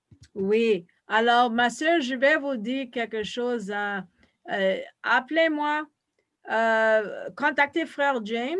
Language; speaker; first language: French; non-native, fluent; English